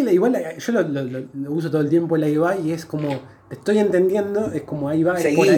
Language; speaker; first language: Spanish; native; Spanish